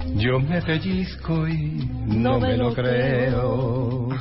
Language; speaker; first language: Spanish; native; Spanish